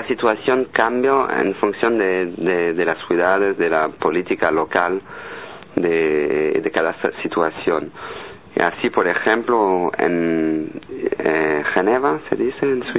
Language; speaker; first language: Spanish; non-native, fluent; French